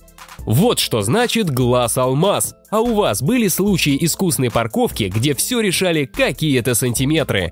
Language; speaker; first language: Russian; native; Russian